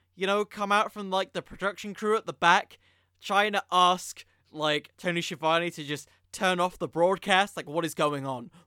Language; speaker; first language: English; native; English